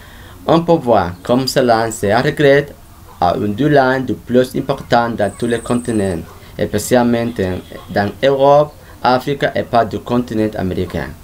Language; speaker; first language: French; non-native, learner; Spanish